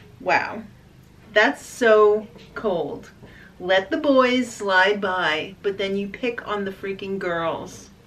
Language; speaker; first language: English; native; English